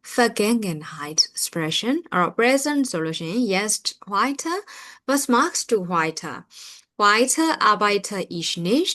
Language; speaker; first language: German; non-native, fluent; Burmese